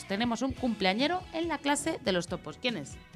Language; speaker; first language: Spanish; native; Spanish